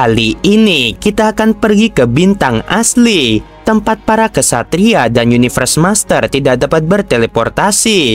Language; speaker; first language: Indonesian; native; Indonesian